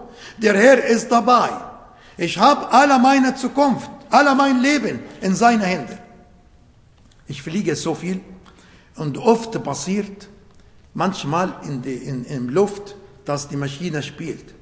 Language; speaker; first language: German; non-native, learner; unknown